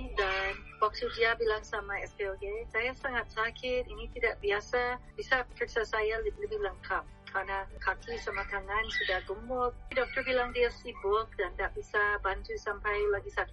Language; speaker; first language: Indonesian; non-native, fluent; English